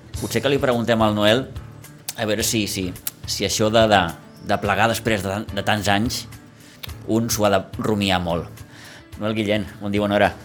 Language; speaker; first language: Catalan; native; Catalan